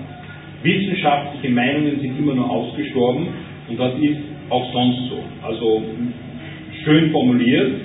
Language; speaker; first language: German; native; German